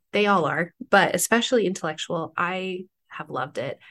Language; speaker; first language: English; native; English